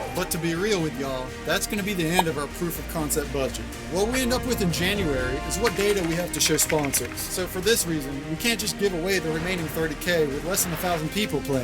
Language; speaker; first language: English; native; English